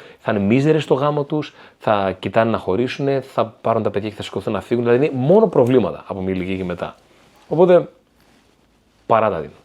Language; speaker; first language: Greek; native; Greek